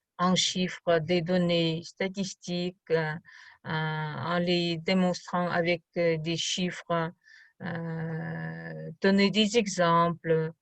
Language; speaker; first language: French; non-native, fluent; Kazakh